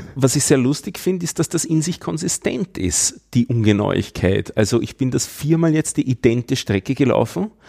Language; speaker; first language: German; native; German